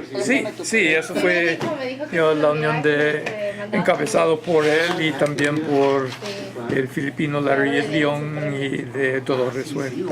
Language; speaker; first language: Spanish; non-native, fluent; English